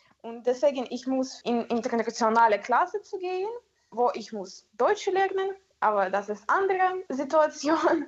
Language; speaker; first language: German; non-native, learner; Ukrainian